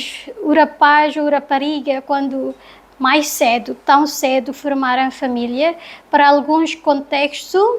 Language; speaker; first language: Portuguese; non-native, learner; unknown